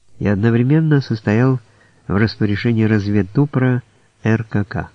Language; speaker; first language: Russian; native; Russian